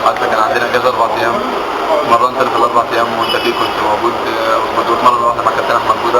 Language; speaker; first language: Arabic; native; Arabic